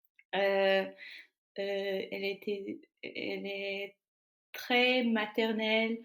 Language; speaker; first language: French; non-native, fluent; Portuguese